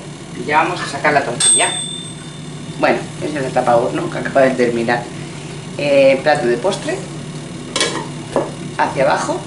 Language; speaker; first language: Spanish; native; Spanish